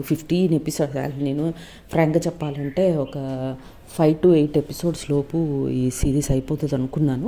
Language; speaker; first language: Telugu; native; Telugu